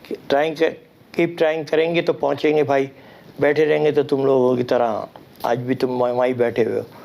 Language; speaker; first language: Urdu; native; Urdu